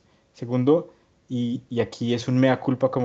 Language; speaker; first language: Spanish; native; Spanish